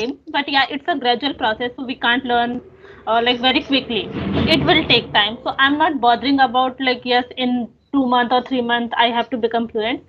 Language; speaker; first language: English; non-native, local second language; Hindi